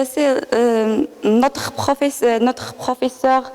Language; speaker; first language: French; non-native, learner; Arabic